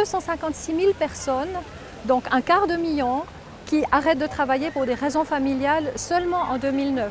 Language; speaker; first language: French; native; French